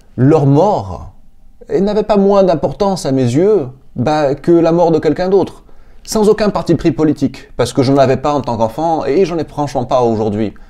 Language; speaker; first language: French; native; French